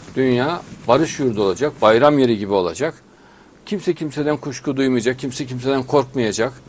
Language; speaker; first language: Turkish; native; Turkish